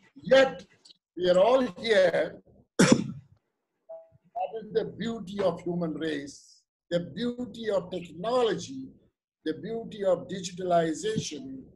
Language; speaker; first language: English; non-native, local second language; Kashmiri